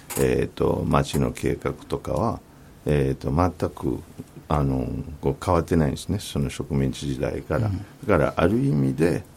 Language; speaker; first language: Japanese; non-native, fluent; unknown